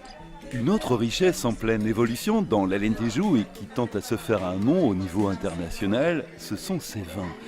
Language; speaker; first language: French; native; French